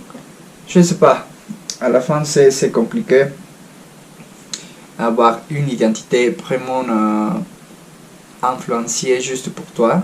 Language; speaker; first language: French; non-native, fluent; Spanish